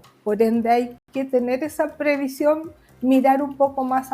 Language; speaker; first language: Spanish; native; Spanish